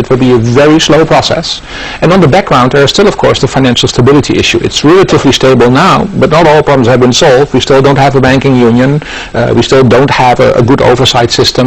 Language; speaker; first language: English; non-native, fluent; Dutch